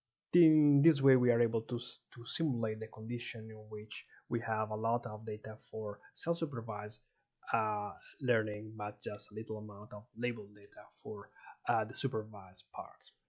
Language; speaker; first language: English; non-native, fluent; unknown